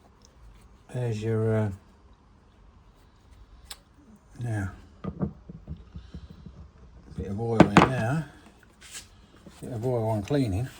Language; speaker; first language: English; native; English